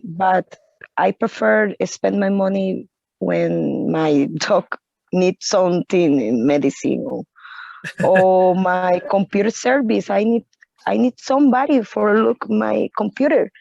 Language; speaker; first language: English; non-native, learner; Spanish